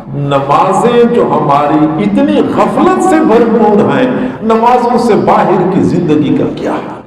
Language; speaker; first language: Urdu; native; Urdu